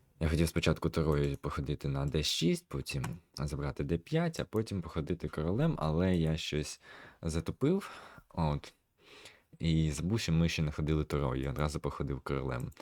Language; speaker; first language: Ukrainian; native; Ukrainian